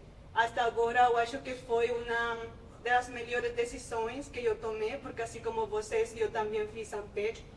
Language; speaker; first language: Portuguese; non-native, fluent; Spanish